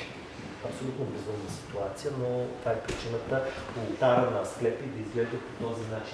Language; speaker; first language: Bulgarian; native; Bulgarian